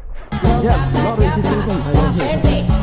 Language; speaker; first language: Swedish; native; Swedish